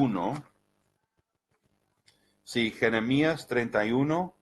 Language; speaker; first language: Spanish; early bilingual, heritage; Spanish